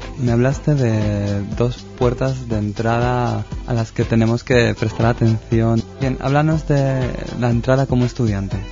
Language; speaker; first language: Spanish; native; Spanish